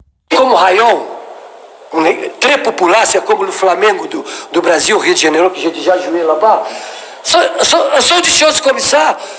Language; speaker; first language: French; non-native, learner; Portuguese